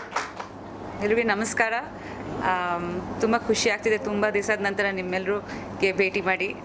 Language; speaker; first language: Kannada; non-native, fluent; Bangla